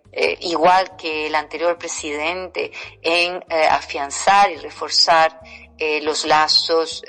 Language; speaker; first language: Spanish; non-native, fluent; Portuguese